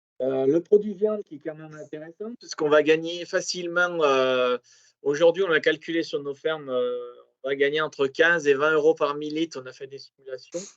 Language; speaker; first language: French; native; French